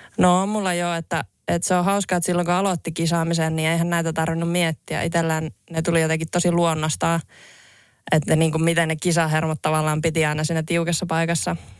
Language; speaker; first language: Finnish; native; Finnish